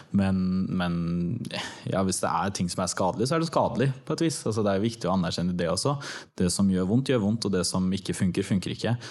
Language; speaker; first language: Norwegian; early bilingual, other home language; Turkish